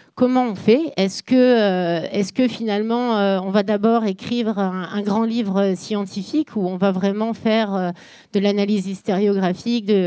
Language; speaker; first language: French; native; French